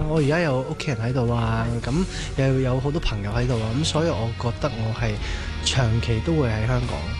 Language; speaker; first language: Cantonese; early bilingual, heritage; Cantonese